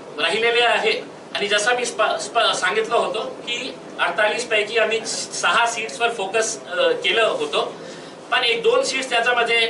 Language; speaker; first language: Marathi; non-native, local second language; Urdu